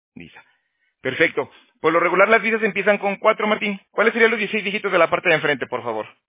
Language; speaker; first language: Spanish; native; Spanish